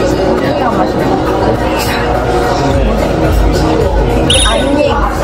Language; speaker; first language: Korean; non-native, fluent; Japanese